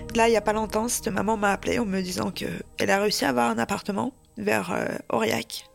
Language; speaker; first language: French; early bilingual, other home language; Russian